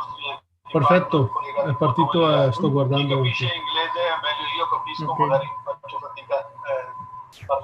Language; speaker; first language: Italian; non-native, learner; Hindi